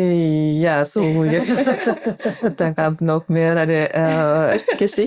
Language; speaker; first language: German; non-native, fluent; Japanese